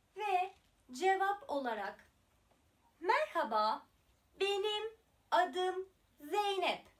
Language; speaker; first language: Turkish; native; Turkish